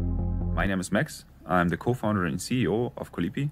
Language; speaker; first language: English; non-native, fluent; German